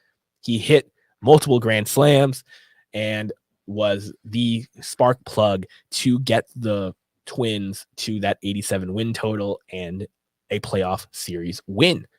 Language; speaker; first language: English; native; English